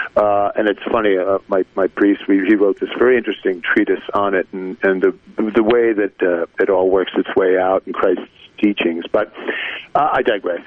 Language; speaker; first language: English; native; English